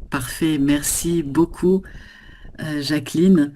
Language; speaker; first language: French; native; French